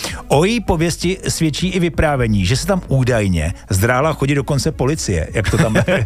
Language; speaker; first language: Czech; native; Czech